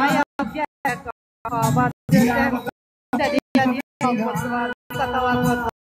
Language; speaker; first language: Hungarian; non-native, learner; Kazakh